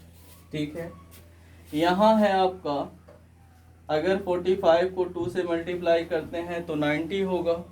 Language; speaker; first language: Hindi; native; Hindi